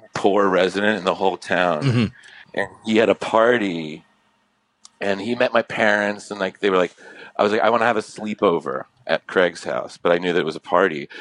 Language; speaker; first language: English; native; English